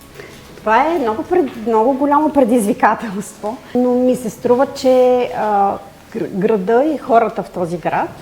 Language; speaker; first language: Bulgarian; native; Bulgarian